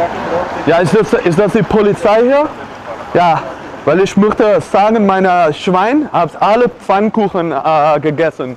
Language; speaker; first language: German; non-native, learner; Dutch